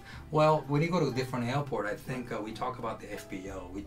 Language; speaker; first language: English; non-native, fluent; Japanese